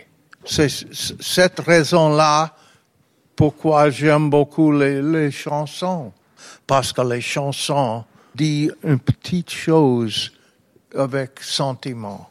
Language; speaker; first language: French; non-native, learner; English